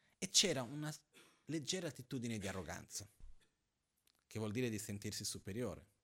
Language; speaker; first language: Italian; non-native, fluent; Portuguese